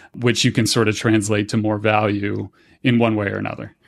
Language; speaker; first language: English; native; English